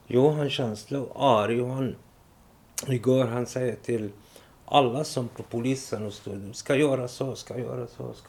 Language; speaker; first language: Swedish; non-native, learner; Arabic